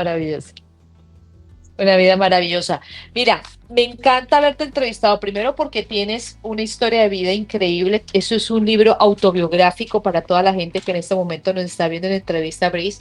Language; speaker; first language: Spanish; native; Spanish